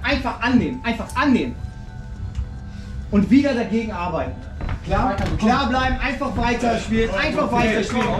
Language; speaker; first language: German; native; German